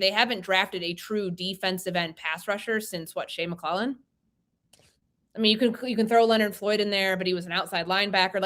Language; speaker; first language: English; native; English